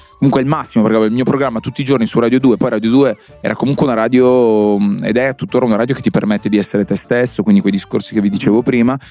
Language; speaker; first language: Italian; native; Italian